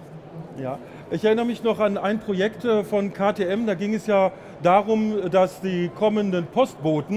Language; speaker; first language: German; native; German